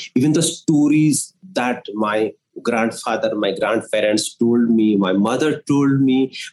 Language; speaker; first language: English; non-native, local second language; Odia